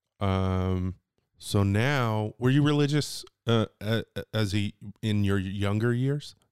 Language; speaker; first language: English; native; English